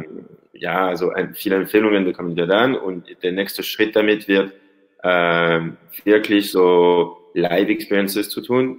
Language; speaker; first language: German; non-native, learner; French